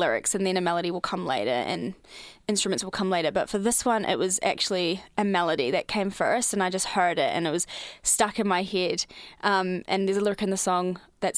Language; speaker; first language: English; native; English